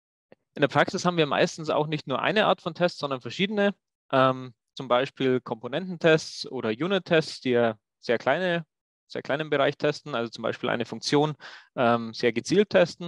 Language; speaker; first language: German; native; German